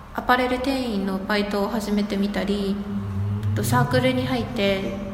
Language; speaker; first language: Japanese; non-native, fluent; Chinese